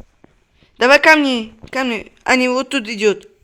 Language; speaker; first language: Russian; non-native, local second language; Uzbek